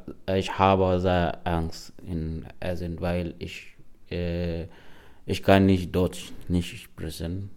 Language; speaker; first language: German; non-native, learner; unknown